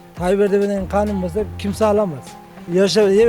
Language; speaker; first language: Turkish; non-native, learner; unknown